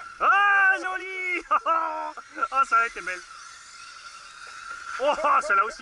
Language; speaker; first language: French; native; French